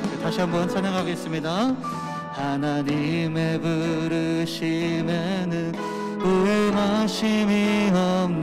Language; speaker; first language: Korean; native; Korean